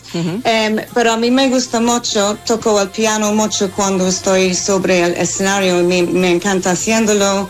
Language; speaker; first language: Spanish; non-native, fluent; English